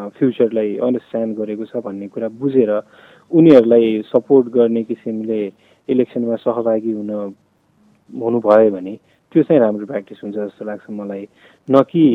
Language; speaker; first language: Nepali; non-native, local second language; Maithili